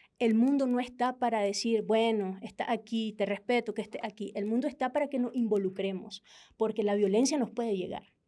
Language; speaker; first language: Spanish; native; Spanish